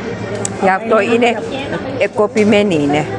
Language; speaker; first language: Greek; non-native, learner; Armenian